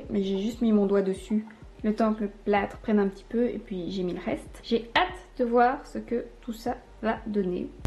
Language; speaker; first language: French; native; French